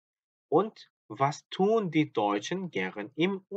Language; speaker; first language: German; non-native, fluent; Korean